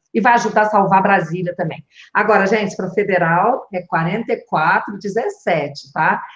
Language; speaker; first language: Portuguese; native; Portuguese